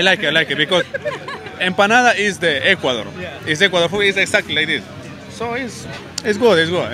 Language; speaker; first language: English; non-native, learner; Spanish